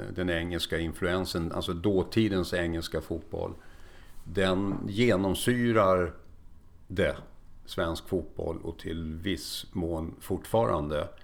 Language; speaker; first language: Swedish; native; Swedish